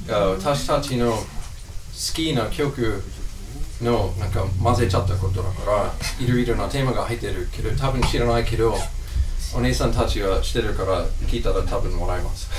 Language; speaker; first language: Japanese; non-native, fluent; English